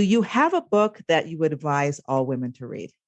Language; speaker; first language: English; native; English